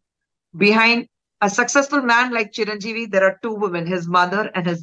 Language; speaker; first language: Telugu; non-native, fluent; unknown